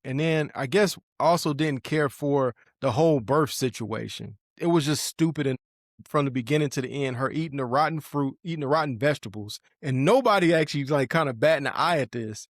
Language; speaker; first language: English; native; English